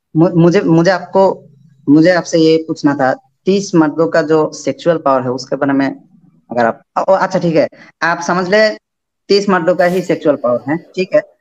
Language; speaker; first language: Hindi; non-native, learner; Bangla